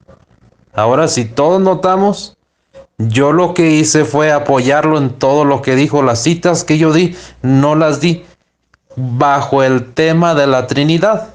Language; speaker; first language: Spanish; native; Spanish